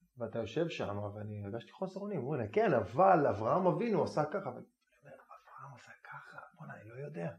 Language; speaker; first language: Hebrew; native; Hebrew